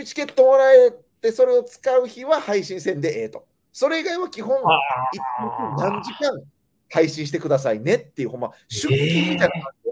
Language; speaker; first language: Japanese; native; Japanese